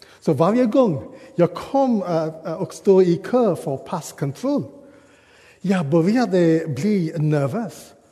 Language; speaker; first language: Swedish; non-native, learner; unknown